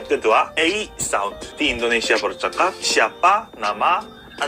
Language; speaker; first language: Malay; non-native, learner; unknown